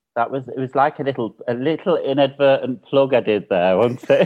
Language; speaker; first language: English; native; English